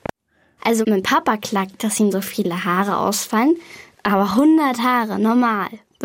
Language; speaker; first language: German; native; German